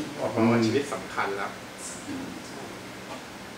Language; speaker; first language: Thai; native; Thai